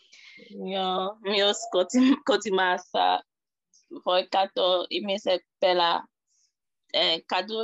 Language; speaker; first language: Finnish; non-native, learner; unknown